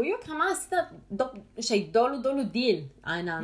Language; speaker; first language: Turkish; non-native, fluent; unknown